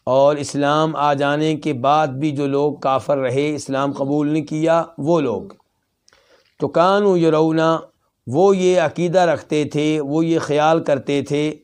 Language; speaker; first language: Urdu; native; Urdu